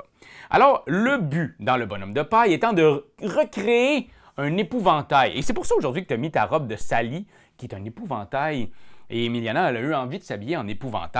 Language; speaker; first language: French; native; French